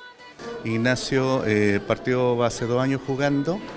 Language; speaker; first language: Spanish; native; Spanish